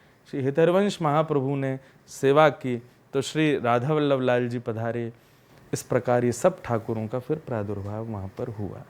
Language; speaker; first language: Hindi; native; Hindi